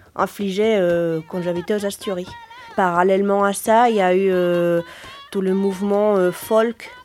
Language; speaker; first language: French; non-native, fluent; Spanish